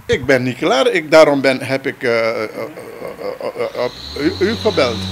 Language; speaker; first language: Dutch; non-native, local second language; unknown